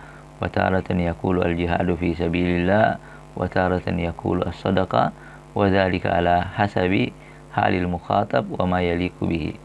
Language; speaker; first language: Arabic; non-native, fluent; Indonesian